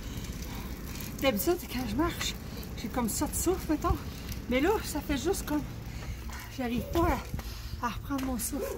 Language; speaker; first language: French; native; French